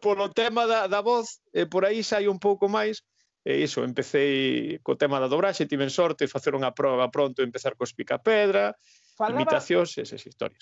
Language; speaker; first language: Galician; native; Galician